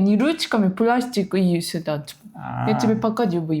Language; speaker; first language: Russian; non-native, learner; Japanese